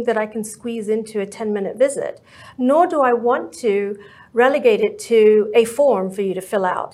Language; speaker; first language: English; native; English